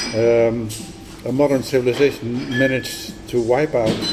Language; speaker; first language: English; non-native, fluent; Dutch